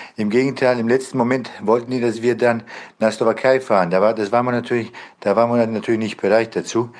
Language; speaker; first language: German; non-native, fluent; Bosnian